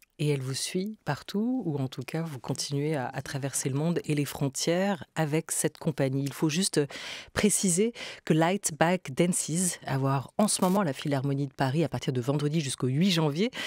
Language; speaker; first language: French; native; French